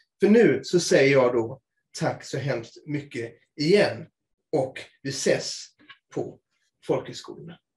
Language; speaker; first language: Swedish; native; Swedish